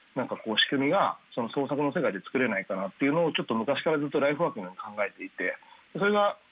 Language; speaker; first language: Japanese; native; Japanese